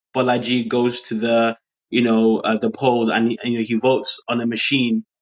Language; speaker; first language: English; early bilingual, other home language; Yoruba